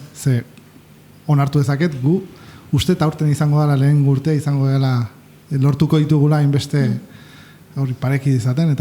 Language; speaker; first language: Basque; native; Basque